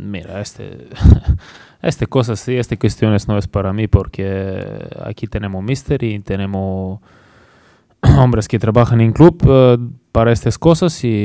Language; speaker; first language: Spanish; non-native, learner; Bulgarian